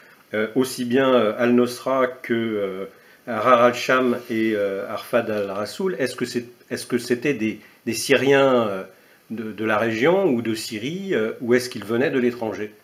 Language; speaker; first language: French; native; French